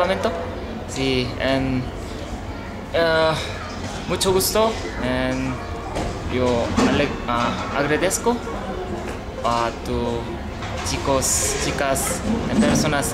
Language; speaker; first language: Spanish; non-native, learner; Korean